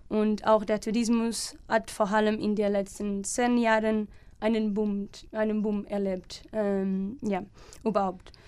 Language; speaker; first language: German; non-native, learner; Portuguese